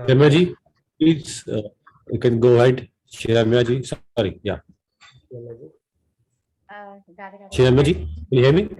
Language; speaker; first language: English; non-native, local second language; Hindi